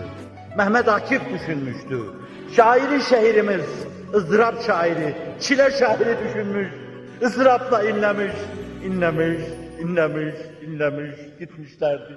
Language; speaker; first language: Turkish; native; Turkish